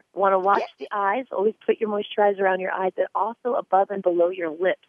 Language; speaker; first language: English; native; English